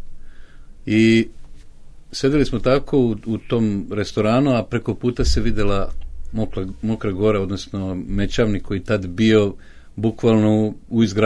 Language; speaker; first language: Serbian; native; Serbian